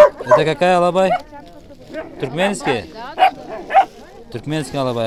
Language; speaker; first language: Russian; non-native, local second language; Uzbek